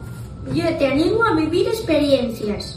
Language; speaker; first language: Spanish; native; Spanish